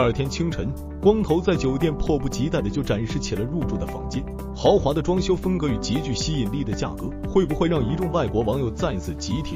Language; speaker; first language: Chinese; native; Chinese